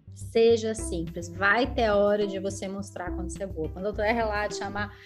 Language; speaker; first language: Portuguese; native; Portuguese